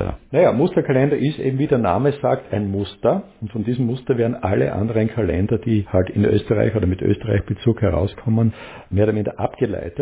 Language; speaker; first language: German; native; German